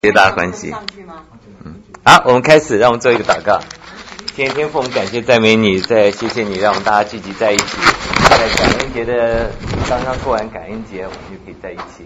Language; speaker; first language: Chinese; native; Chinese